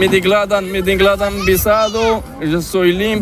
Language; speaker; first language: Spanish; non-native, learner; Arabic